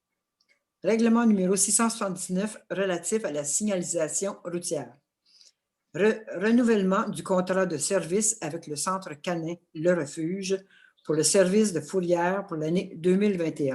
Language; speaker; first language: French; native; French